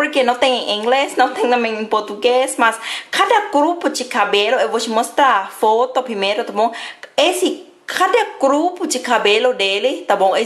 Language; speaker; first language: Portuguese; non-native, fluent; Thai